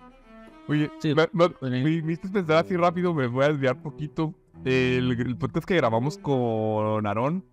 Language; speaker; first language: Spanish; native; Spanish